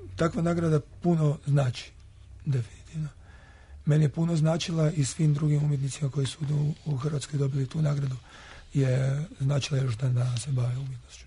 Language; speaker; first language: Croatian; native; Croatian